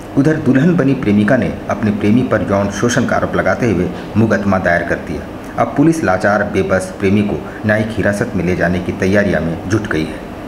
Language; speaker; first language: Hindi; native; Hindi